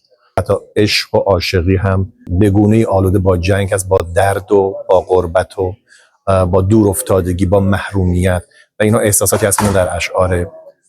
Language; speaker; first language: Persian; native; Persian